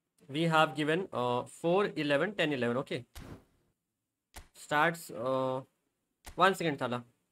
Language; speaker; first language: English; non-native, local second language; Hindi